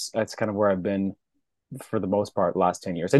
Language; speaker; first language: English; native; English